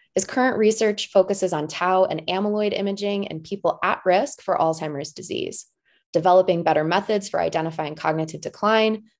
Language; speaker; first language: English; native; English